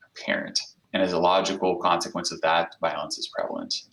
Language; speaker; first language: English; non-native, fluent; Portuguese